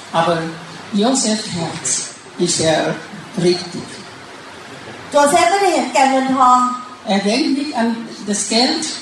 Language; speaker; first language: German; non-native, learner; Thai